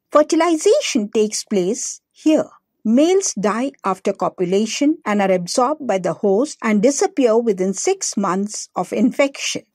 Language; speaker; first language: English; non-native, local second language; Hindi